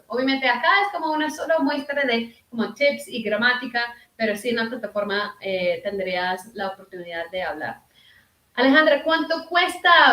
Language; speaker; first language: Spanish; early bilingual, heritage; Spanish